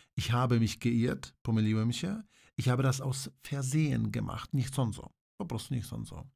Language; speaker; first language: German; non-native, fluent; Polish